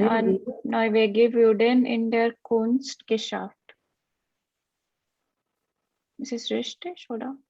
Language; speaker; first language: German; non-native, learner; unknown